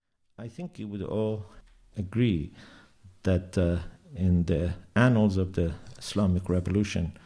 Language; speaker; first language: English; non-native, fluent; Persian